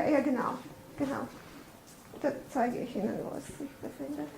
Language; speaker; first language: German; non-native, fluent; Bosnian